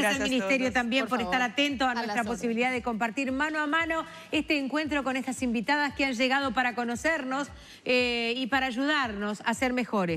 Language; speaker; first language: Spanish; native; Spanish